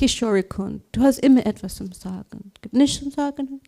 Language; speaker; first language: German; non-native, learner; English